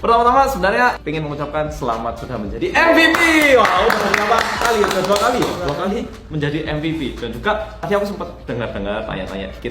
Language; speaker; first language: Indonesian; native; Indonesian